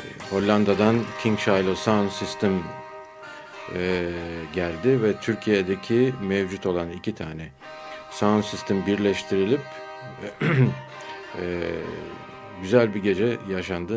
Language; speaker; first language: Turkish; native; Turkish